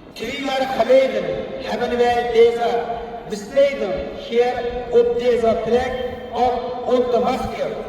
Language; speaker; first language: Dutch; non-native, learner; Uyghur